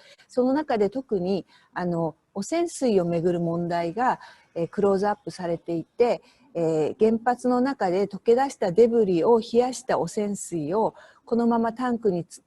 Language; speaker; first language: Japanese; native; Japanese